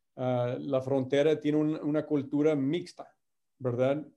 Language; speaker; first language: Spanish; non-native, fluent; English